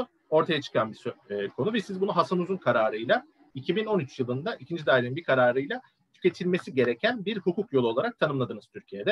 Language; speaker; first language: Turkish; native; Turkish